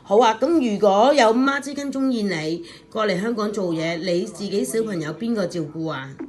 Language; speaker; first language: Cantonese; native; Cantonese